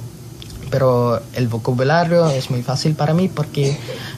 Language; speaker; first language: Spanish; non-native, fluent; Filipino